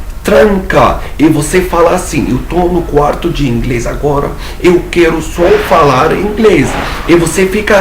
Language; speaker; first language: Portuguese; non-native, fluent; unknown